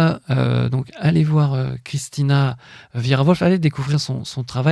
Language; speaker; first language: French; native; French